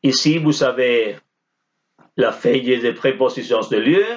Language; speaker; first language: French; non-native, fluent; Spanish